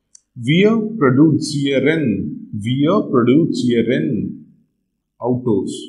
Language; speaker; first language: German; non-native, learner; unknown